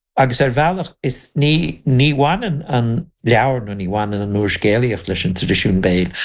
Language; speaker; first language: Irish; non-native, local second language; English